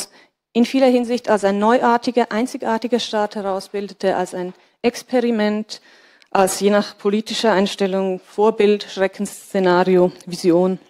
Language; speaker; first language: German; native; German